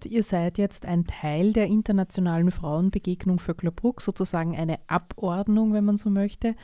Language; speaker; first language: German; native; German